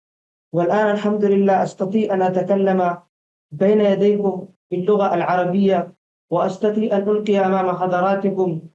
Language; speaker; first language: Arabic; non-native, fluent; Urdu